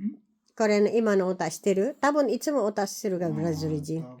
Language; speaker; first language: Japanese; non-native, learner; Filipino